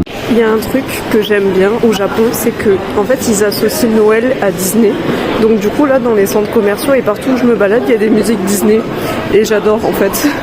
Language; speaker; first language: French; native; French